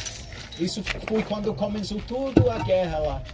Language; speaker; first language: Portuguese; non-native, fluent; English